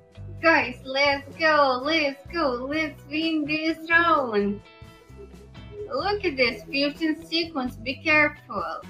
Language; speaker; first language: English; non-native, learner; Russian